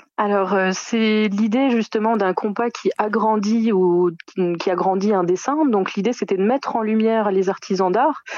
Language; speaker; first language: French; native; French